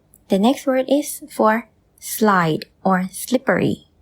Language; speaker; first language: English; non-native, fluent; Thai